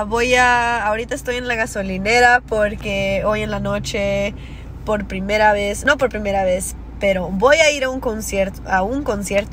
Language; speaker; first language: Spanish; early bilingual, heritage; Spanish